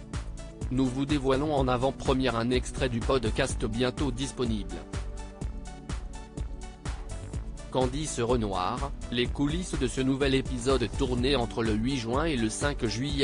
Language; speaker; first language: French; native; French